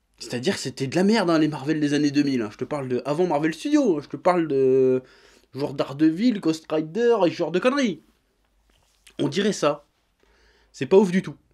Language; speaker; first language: French; native; French